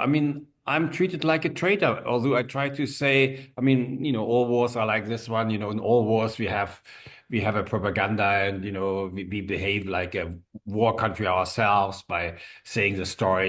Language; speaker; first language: English; non-native, fluent; German